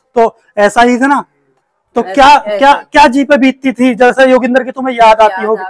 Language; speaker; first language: Hindi; native; Hindi